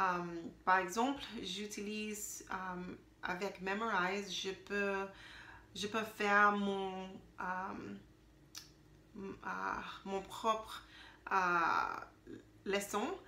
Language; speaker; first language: French; non-native, learner; English